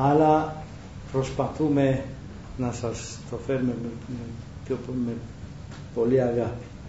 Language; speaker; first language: Greek; non-native, learner; Romanian